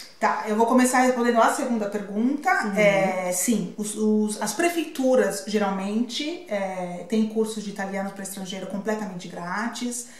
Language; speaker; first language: Portuguese; native; Portuguese